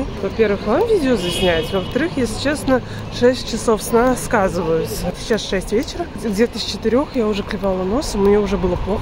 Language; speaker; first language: Russian; native; Russian